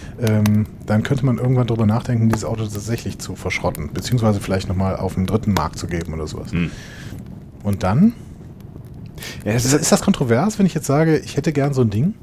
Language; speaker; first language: German; native; German